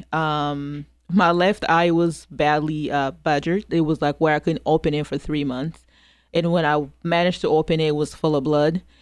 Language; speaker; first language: English; non-native, fluent; French